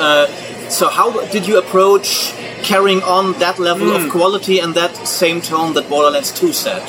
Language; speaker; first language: English; non-native, fluent; German